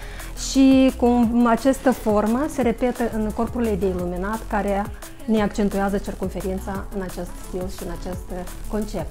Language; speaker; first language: Romanian; native; Romanian